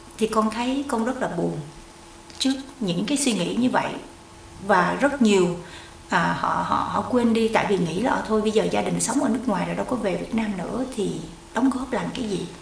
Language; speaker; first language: Vietnamese; native; Vietnamese